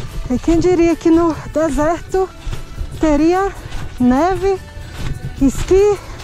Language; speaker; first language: Portuguese; native; Portuguese